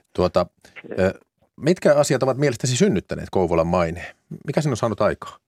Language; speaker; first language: Finnish; native; Finnish